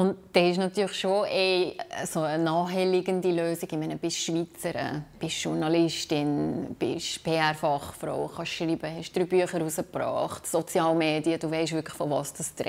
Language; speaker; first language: German; native; German